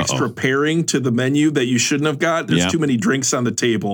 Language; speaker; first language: English; native; English